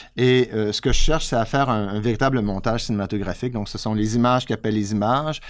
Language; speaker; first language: French; native; French